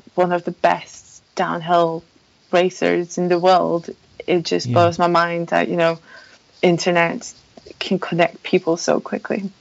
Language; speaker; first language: English; non-native, fluent; Polish